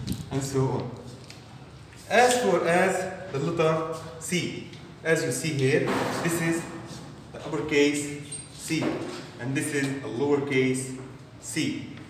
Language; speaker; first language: English; non-native, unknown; Arabic